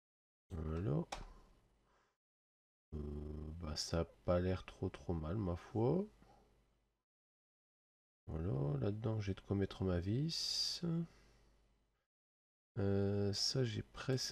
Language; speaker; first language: French; native; French